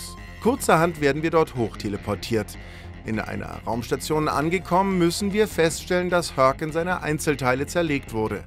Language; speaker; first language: German; native; German